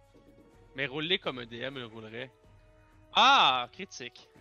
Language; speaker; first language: French; native; French